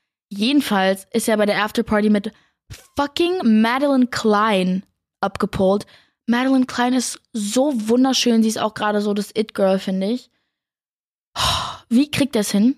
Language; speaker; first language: German; native; German